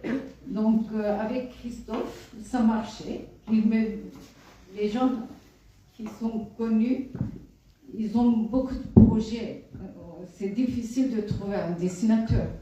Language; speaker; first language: French; non-native, fluent; Kurdish